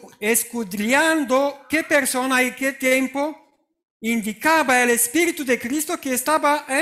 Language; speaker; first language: Spanish; non-native, fluent; Romanian